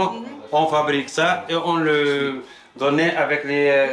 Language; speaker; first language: French; non-native, local second language; Arabic